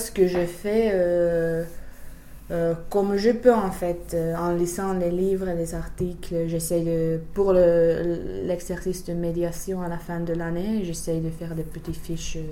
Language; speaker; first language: French; non-native, fluent; Finnish